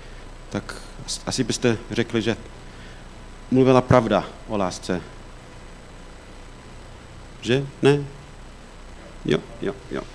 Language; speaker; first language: Czech; non-native, fluent; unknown